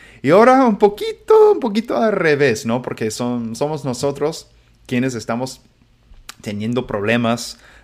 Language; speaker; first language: Spanish; non-native, fluent; English